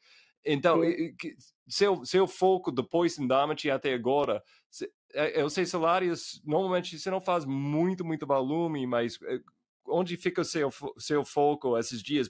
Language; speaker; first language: Portuguese; non-native, fluent; English